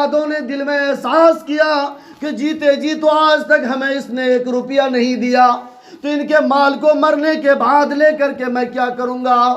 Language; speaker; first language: Urdu; native; Urdu